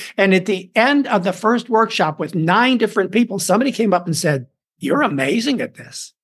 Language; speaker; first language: English; native; English